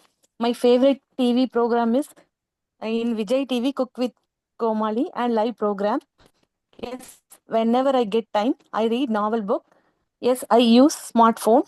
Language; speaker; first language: English; non-native, learner; Tamil